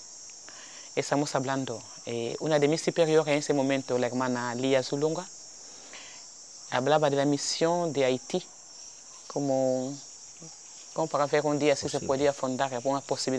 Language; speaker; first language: Spanish; non-native, fluent; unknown